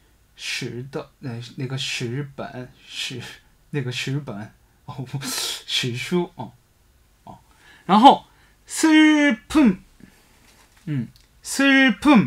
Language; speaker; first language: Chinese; non-native, fluent; Korean